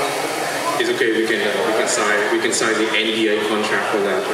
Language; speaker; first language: English; non-native, fluent; Vietnamese